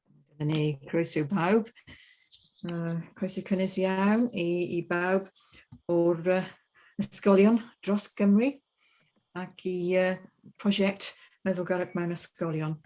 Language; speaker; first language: Welsh; non-native, learner; English